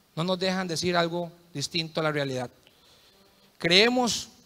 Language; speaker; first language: Spanish; native; Spanish